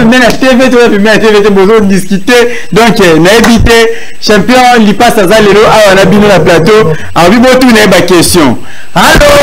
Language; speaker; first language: French; non-native, local second language; Lingala